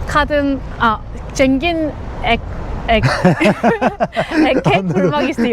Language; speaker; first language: Turkish; non-native, learner; Korean